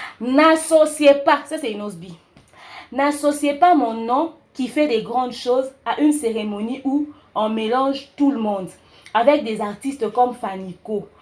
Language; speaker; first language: French; non-native, local second language; Lingala